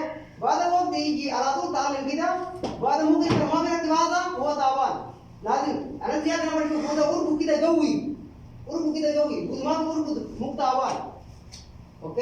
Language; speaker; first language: Arabic; non-native, learner; Hindi